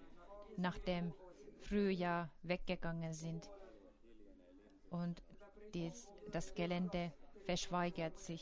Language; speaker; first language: German; non-native, fluent; Finnish